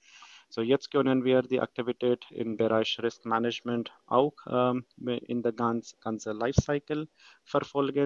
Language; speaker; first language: German; non-native, fluent; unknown